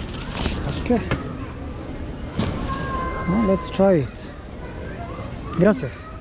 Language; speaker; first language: English; non-native, fluent; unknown